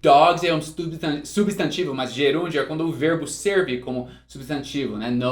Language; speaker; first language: Portuguese; non-native, fluent; English